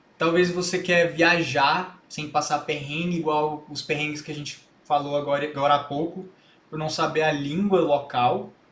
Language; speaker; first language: Portuguese; early bilingual, heritage; Portuguese